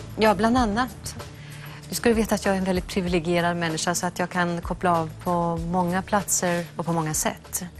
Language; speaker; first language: Swedish; native; Swedish